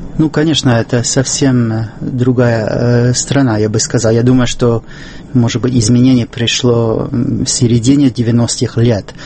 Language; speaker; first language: Russian; non-native, fluent; English